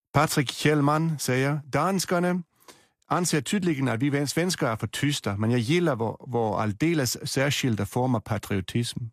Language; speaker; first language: Swedish; native; Swedish